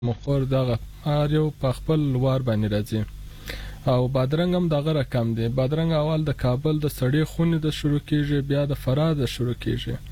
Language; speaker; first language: Pashto; native; Pashto